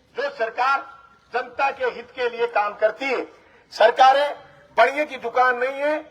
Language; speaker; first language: Hindi; native; Hindi